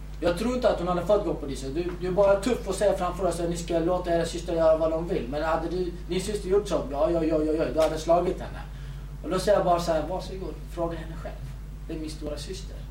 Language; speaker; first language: Swedish; early bilingual, other home language; Kurdish